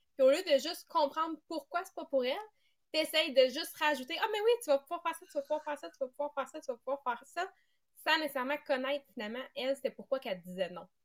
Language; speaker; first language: French; native; French